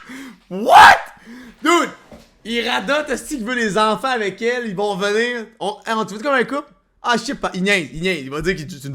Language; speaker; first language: French; native; French